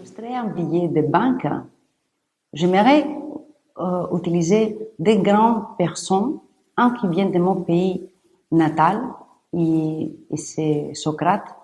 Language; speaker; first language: French; non-native, fluent; Greek